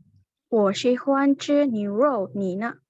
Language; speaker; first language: Chinese; non-native, learner; Indonesian